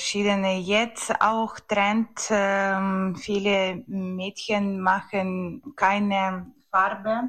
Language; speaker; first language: German; non-native, learner; Ukrainian